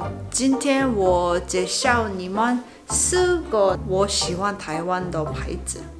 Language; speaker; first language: Chinese; non-native, learner; Korean